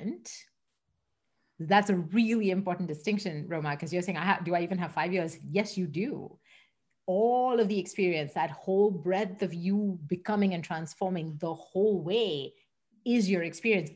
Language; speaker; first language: English; non-native, local second language; Hindi